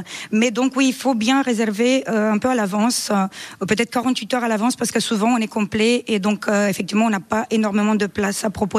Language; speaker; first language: French; non-native, fluent; Romanian